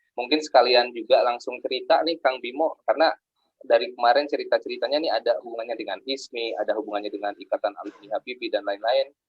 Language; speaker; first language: Indonesian; native; Indonesian